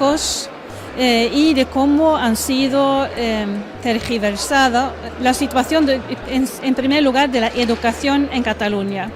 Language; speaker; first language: Spanish; non-native, fluent; Swedish